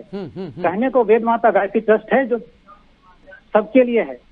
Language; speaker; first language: Hindi; native; Hindi